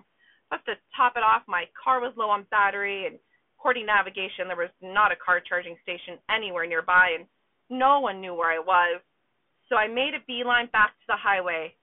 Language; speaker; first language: English; native; English